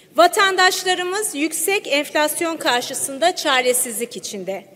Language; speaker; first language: Turkish; native; Turkish